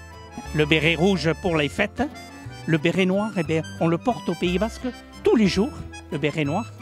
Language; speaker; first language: French; native; French